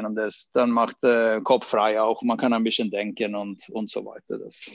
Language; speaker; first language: German; non-native, fluent; Swedish